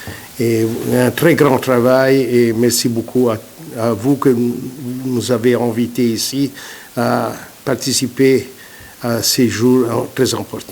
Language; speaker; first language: French; non-native, fluent; Italian